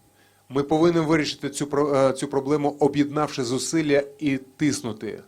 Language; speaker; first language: Ukrainian; non-native, local second language; Russian